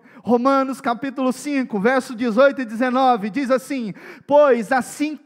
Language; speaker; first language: Portuguese; native; Portuguese